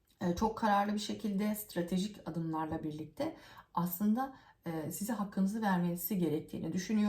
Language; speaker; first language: Turkish; native; Turkish